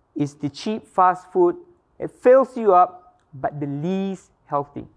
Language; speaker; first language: English; non-native, local second language; Malay